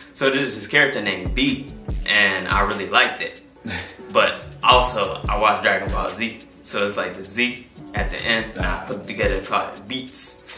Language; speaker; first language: English; native; English